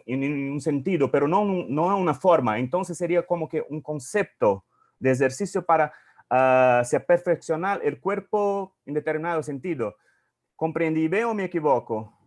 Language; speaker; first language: Spanish; non-native, fluent; Portuguese